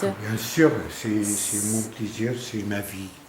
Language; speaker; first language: French; non-native, learner; Arabic